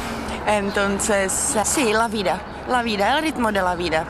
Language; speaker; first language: Spanish; non-native, learner; Czech